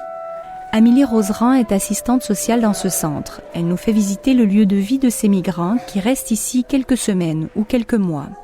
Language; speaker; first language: French; native; French